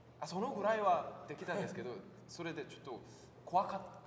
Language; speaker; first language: Japanese; non-native, learner; Korean